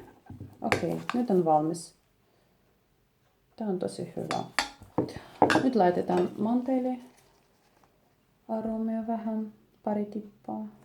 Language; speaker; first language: Finnish; non-native, learner; Russian